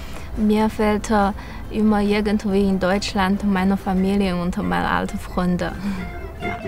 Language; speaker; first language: German; non-native, learner; Chinese